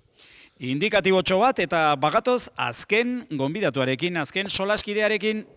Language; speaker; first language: Basque; native; Basque